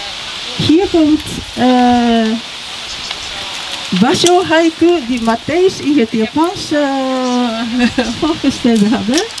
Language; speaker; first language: Dutch; non-native, fluent; Japanese